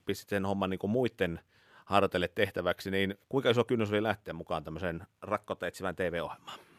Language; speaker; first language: Finnish; native; Finnish